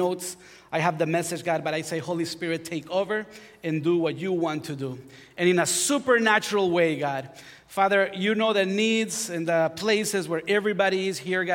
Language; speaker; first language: English; non-native, fluent; Spanish